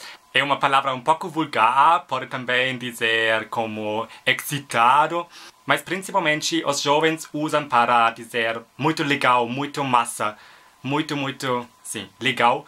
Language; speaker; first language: Portuguese; non-native, learner; German